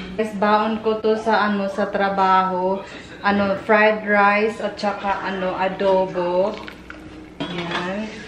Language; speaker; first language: Filipino; native; Filipino